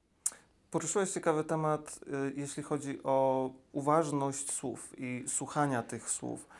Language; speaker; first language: Polish; native; Polish